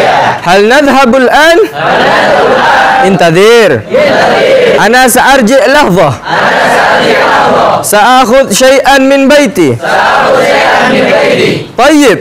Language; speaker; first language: Arabic; non-native, learner; Indonesian